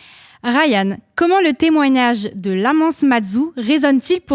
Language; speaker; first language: French; native; French